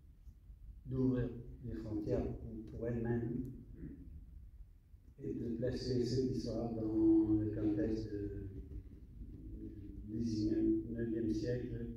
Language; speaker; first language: French; non-native, fluent; English